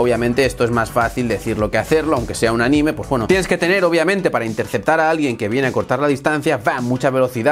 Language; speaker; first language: Spanish; native; Spanish